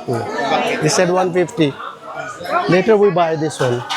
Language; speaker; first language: English; non-native, learner; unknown